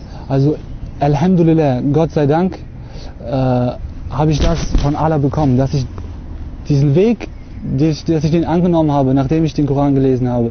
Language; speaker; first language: German; early bilingual, other home language; Russian